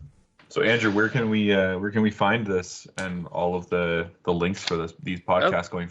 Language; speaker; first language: English; native; English